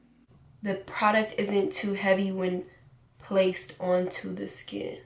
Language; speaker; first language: English; native; English